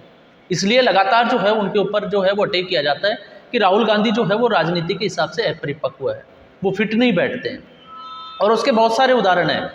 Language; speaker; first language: Hindi; native; Hindi